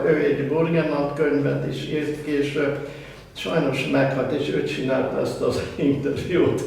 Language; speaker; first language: Hungarian; early bilingual, heritage; German